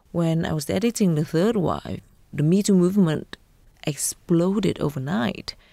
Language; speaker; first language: English; non-native, fluent; Vietnamese